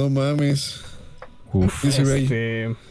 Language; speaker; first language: Spanish; native; Spanish